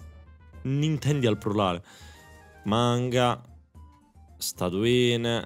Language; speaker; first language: Italian; native; Italian